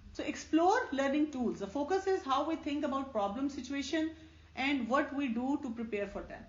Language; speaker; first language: English; non-native, local second language; Urdu